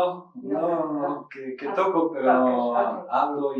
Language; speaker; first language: Spanish; non-native, fluent; French